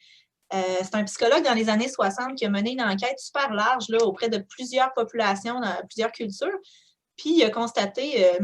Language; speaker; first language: French; native; French